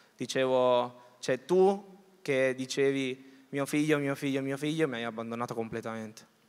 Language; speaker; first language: Italian; early bilingual, other home language; Spanish